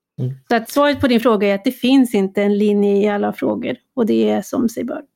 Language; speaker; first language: Swedish; native; Swedish